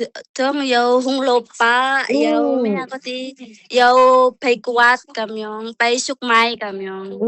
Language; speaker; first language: Chinese; non-native, learner; Indonesian